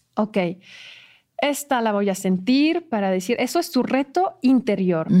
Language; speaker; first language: Spanish; non-native, fluent; French